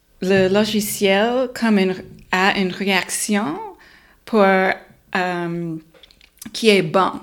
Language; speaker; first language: French; non-native, learner; English